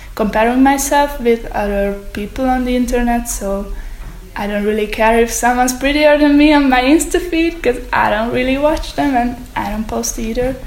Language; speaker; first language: English; non-native, fluent; Hungarian